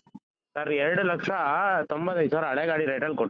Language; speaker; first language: Kannada; native; Kannada